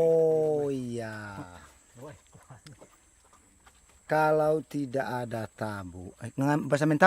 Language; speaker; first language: Indonesian; non-native, local second language; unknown